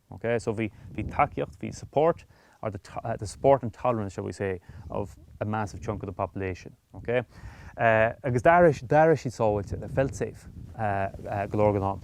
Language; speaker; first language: Irish; native; Irish